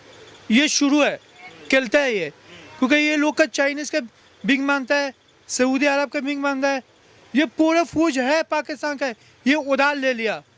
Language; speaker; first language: Hindi; non-native, learner; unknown